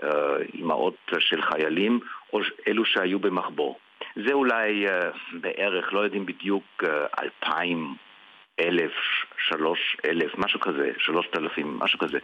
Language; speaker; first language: Hebrew; early bilingual, heritage; Hebrew